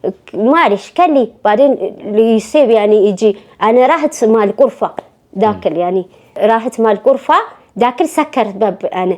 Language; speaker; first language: Arabic; non-native, learner; Amharic